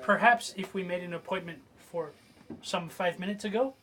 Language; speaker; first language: English; native; English